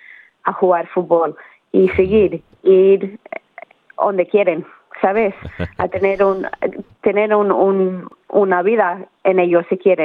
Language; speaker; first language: Spanish; early bilingual, heritage; Spanish